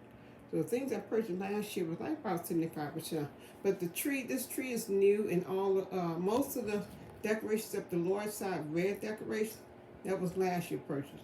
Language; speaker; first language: English; native; English